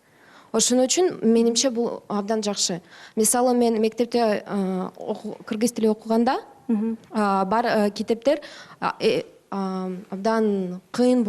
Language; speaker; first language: Kyrgyz; non-native, local second language; Russian